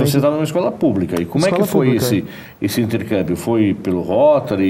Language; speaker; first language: Portuguese; native; Portuguese